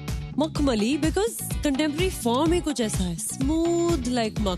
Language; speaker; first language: Hindi; native; Hindi